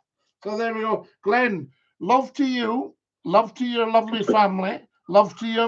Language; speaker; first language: English; native; English